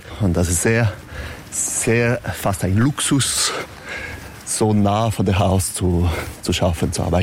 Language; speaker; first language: German; non-native, local second language; French